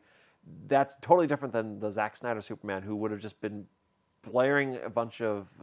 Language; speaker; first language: English; native; English